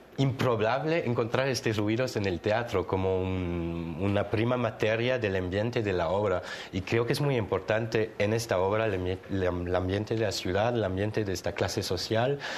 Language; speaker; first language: Spanish; non-native, fluent; German